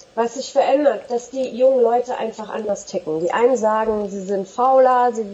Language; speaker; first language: German; native; German